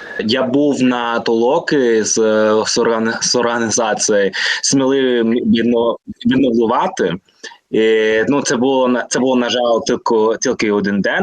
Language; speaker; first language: Ukrainian; non-native, learner; Spanish